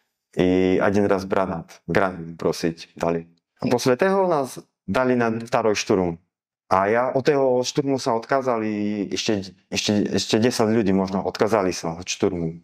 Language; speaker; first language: Russian; non-native, learner; Slovak